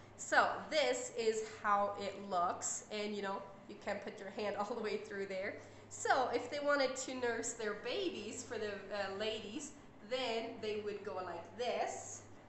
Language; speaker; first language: English; early bilingual, other home language; Plautdietsch